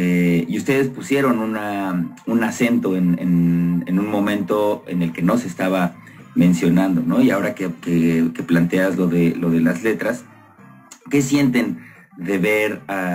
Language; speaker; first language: Spanish; native; Spanish